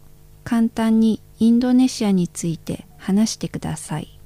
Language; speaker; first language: Japanese; non-native, fluent; Indonesian